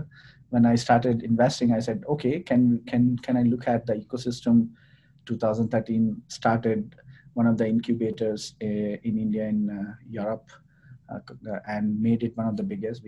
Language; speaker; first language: English; non-native, local second language; Hindi